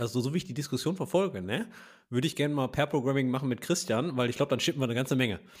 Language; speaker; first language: German; native; German